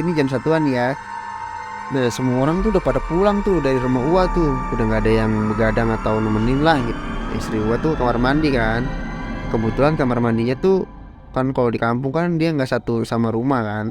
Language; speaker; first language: Indonesian; native; Indonesian